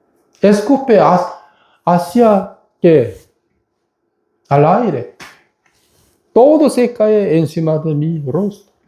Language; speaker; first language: Spanish; non-native, fluent; Korean